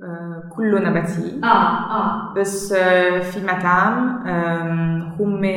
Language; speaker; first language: Arabic; non-native, learner; German